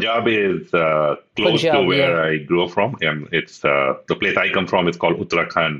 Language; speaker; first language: English; non-native, local second language; Hindi